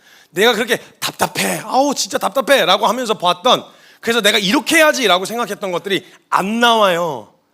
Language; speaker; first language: Korean; native; Korean